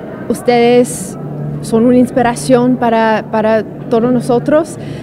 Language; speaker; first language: Spanish; non-native, learner; English